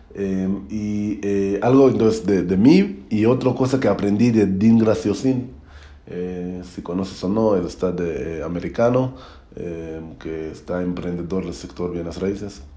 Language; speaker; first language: Spanish; non-native, learner; Hebrew